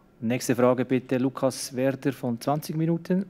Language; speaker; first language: German; native; German